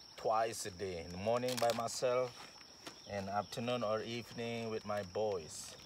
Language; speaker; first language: English; non-native, learner; Indonesian